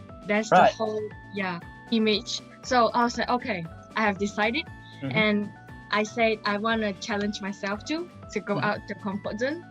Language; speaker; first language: English; non-native, local second language; Chinese